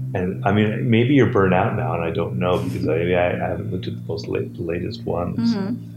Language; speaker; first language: English; native; English